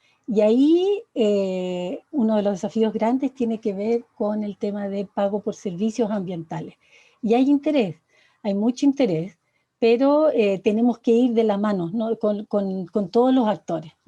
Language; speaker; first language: Spanish; native; Spanish